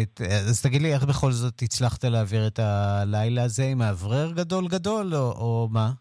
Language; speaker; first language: Hebrew; native; Hebrew